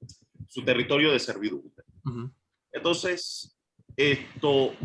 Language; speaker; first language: Spanish; native; Spanish